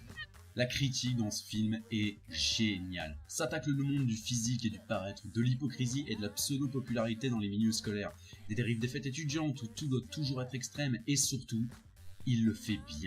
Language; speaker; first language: French; native; French